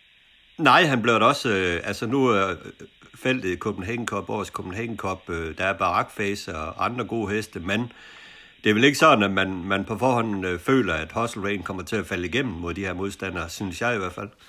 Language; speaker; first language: Danish; native; Danish